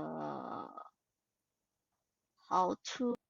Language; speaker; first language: English; non-native, learner; Chinese